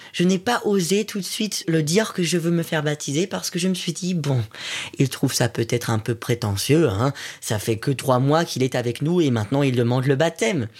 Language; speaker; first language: French; non-native, fluent; German